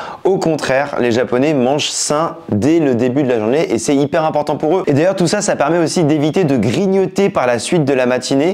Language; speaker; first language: French; native; French